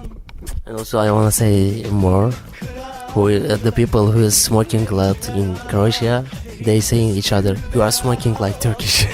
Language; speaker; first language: English; non-native, learner; Turkish